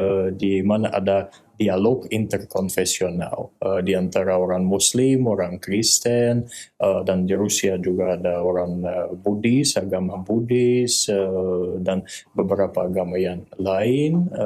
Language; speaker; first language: Indonesian; non-native, fluent; Russian